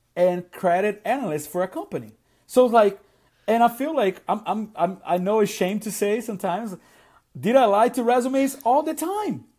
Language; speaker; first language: English; non-native, fluent; Portuguese